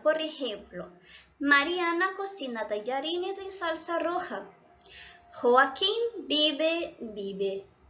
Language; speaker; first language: Spanish; non-native, fluent; Portuguese